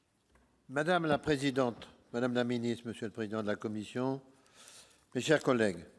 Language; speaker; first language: French; native; French